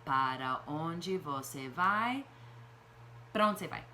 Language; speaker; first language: Portuguese; non-native, fluent; English